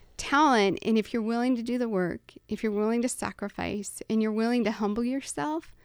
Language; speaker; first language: English; native; English